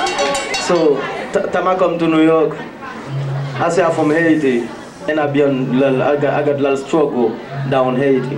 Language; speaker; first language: English; non-native, learner; Haitian Creole